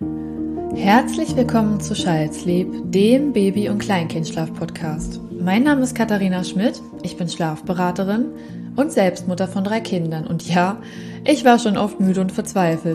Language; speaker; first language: German; native; German